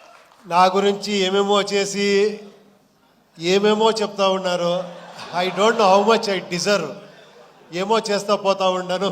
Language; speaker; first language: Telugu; non-native, local second language; Kannada